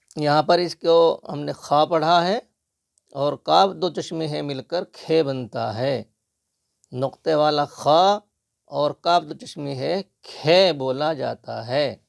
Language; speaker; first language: Urdu; native; Urdu